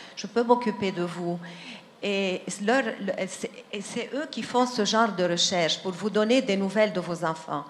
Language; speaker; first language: French; non-native, local second language; Arabic